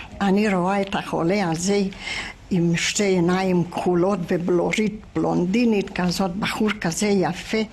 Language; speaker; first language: Hebrew; non-native, fluent; Hungarian